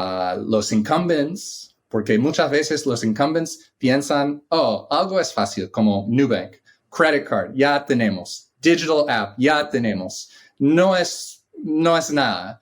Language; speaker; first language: Spanish; non-native, fluent; English